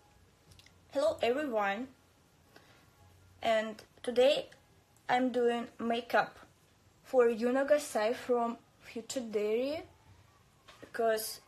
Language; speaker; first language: English; non-native, learner; Russian